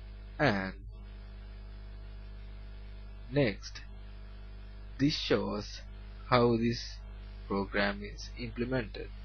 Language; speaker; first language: English; non-native, learner; Sinhala